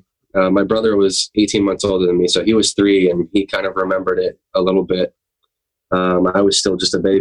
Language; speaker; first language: English; native; English